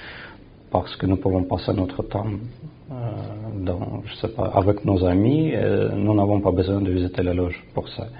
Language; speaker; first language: French; non-native, fluent; Russian